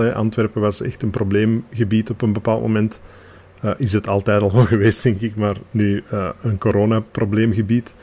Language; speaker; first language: Dutch; native; Dutch